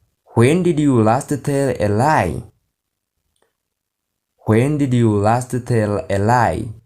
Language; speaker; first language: English; non-native, local second language; Oromo